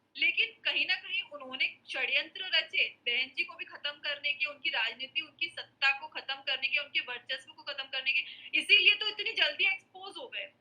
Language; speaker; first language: Hindi; native; Hindi